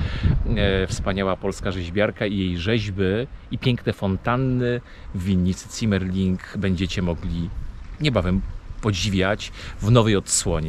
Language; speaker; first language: Polish; native; Polish